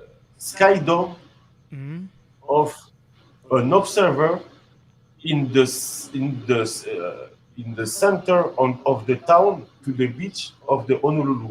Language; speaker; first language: English; non-native, learner; French